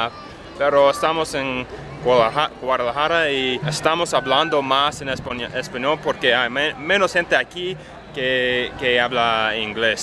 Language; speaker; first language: Spanish; non-native, learner; English